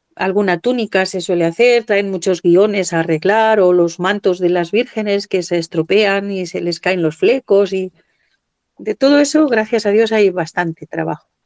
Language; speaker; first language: Spanish; native; Spanish